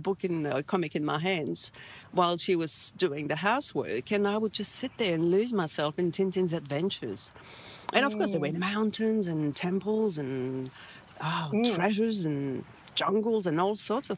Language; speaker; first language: English; non-native, fluent; French